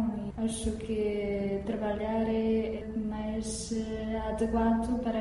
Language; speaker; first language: Portuguese; non-native, fluent; Chinese